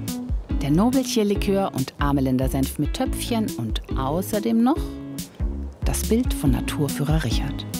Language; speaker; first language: German; native; German